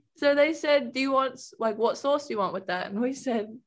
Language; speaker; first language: English; native; English